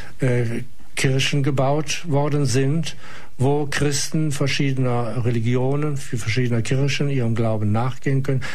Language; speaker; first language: German; non-native, fluent; Arabic